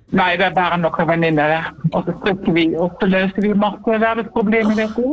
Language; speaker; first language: Norwegian; non-native, fluent; Dutch